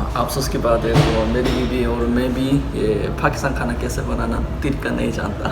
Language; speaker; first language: Urdu; non-native, learner; Korean